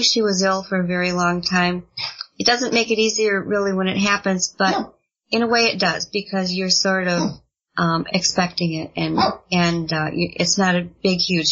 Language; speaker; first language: English; native; English